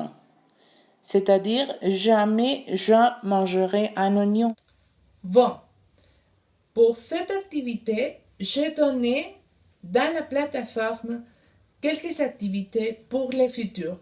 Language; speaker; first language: French; non-native, learner; Spanish